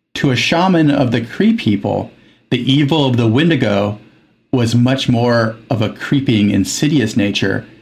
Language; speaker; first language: English; early bilingual, other home language; Spanish